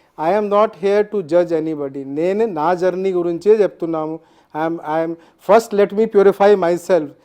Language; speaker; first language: Telugu; non-native, fluent; Hindi